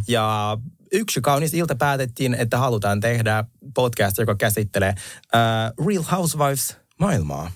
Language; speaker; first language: Finnish; native; Finnish